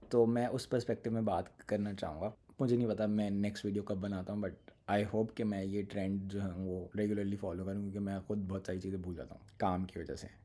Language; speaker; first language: Urdu; native; Urdu